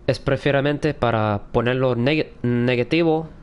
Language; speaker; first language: Spanish; early bilingual, heritage; Spanish